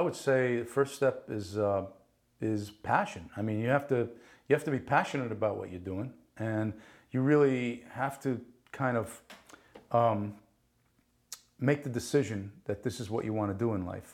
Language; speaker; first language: English; early bilingual, other home language; Italian